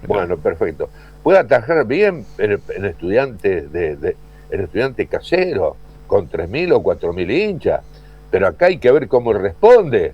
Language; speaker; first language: Spanish; native; Spanish